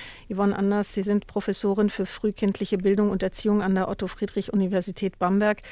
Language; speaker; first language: German; native; German